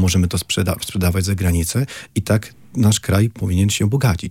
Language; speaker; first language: Polish; native; Polish